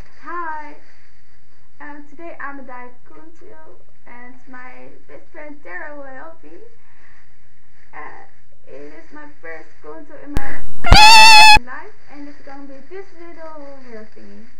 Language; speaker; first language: English; non-native, learner; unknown